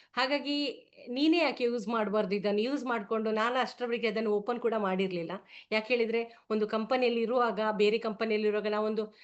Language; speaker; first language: Kannada; native; Kannada